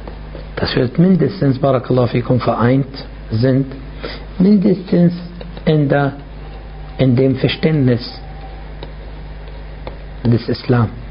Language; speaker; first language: German; non-native, fluent; Arabic